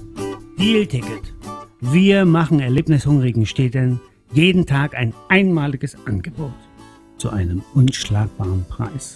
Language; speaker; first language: German; native; German